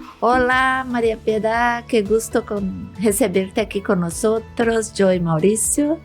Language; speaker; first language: Spanish; non-native, fluent; Portuguese